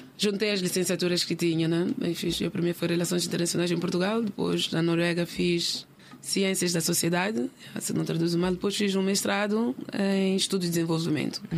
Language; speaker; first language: Portuguese; native; Portuguese